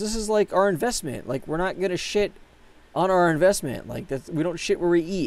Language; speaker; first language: English; native; English